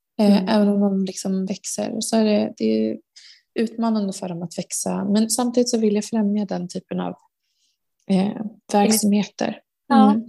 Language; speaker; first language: Swedish; native; Swedish